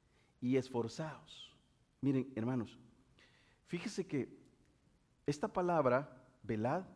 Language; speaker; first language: Spanish; native; Spanish